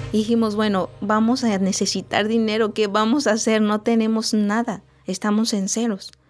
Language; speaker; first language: Spanish; non-native, local second language; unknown